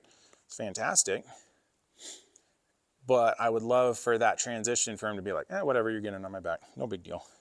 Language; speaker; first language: English; native; English